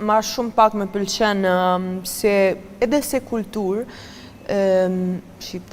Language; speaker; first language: Albanian; early bilingual, heritage; Albanian